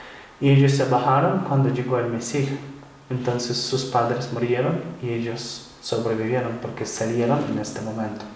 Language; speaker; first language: Spanish; non-native, fluent; Ukrainian